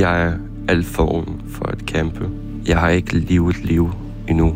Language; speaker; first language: Danish; non-native, fluent; Ukrainian